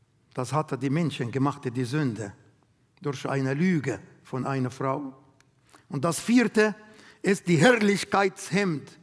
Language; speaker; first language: German; non-native, learner; Arabic